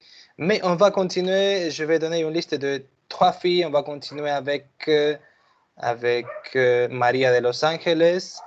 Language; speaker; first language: French; non-native, fluent; Spanish